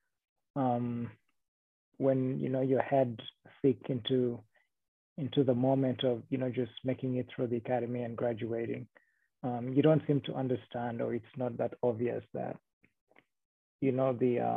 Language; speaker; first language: English; non-native, local second language; Kinyarwanda